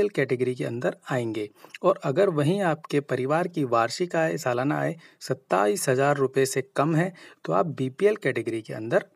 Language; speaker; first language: Hindi; native; Hindi